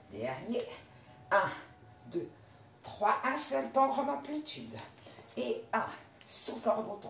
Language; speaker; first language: French; native; French